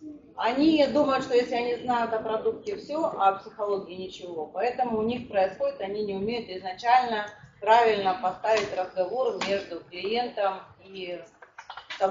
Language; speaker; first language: Russian; native; Russian